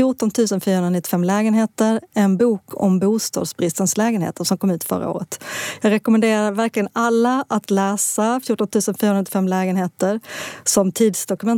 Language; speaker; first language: Swedish; native; Swedish